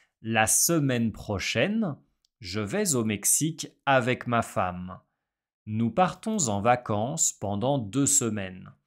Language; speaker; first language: French; non-native, fluent; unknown